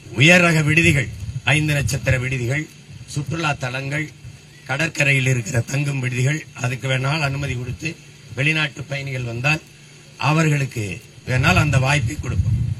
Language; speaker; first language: Tamil; native; Tamil